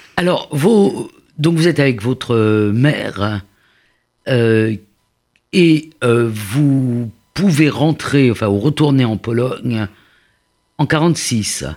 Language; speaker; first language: French; native; French